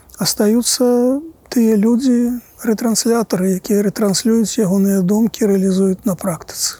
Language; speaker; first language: Belarusian; native; Belarusian